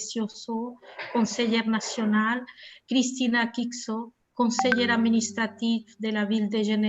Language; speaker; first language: French; non-native, fluent; Spanish